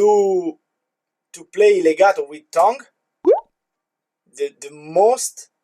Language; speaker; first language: English; non-native, learner; Italian